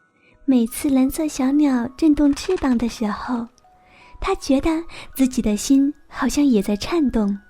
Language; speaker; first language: Chinese; native; Chinese